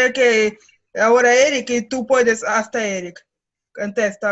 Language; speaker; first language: Spanish; non-native, learner; Russian